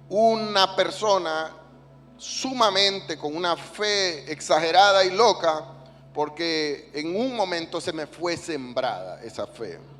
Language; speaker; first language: Spanish; native; Spanish